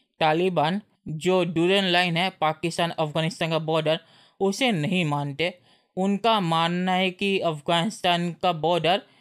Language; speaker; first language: Hindi; native; Hindi